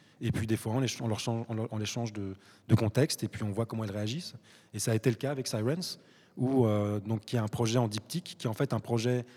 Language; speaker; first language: French; early bilingual, other home language; Arabic